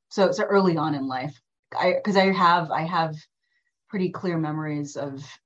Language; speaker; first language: English; early bilingual, other home language; Filipino